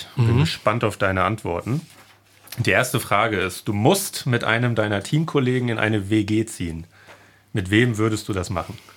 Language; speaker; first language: German; native; German